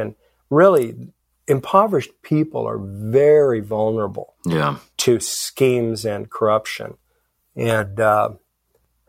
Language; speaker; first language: English; native; English